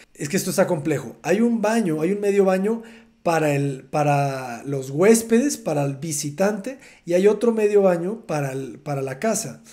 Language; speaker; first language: Spanish; native; Spanish